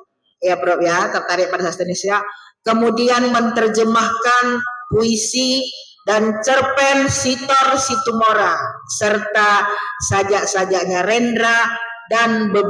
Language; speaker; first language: Indonesian; native; Indonesian